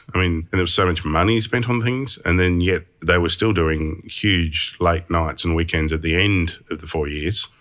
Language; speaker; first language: English; native; English